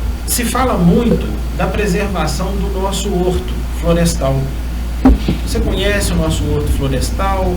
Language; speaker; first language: Portuguese; native; Portuguese